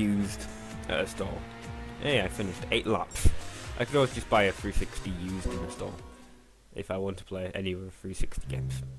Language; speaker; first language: English; native; English